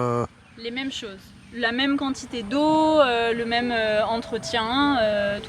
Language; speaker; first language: French; native; French